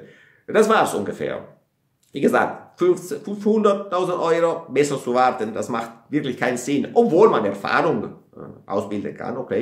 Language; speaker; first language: German; non-native, fluent; Italian